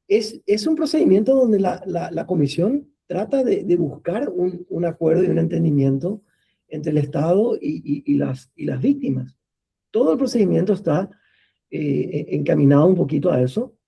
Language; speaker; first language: Spanish; native; Spanish